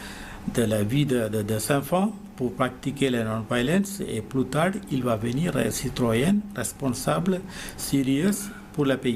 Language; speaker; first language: French; non-native, learner; Malayalam